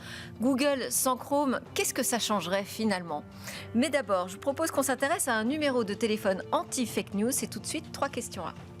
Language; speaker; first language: French; native; French